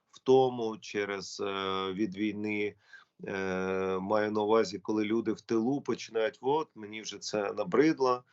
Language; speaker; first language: Ukrainian; non-native, local second language; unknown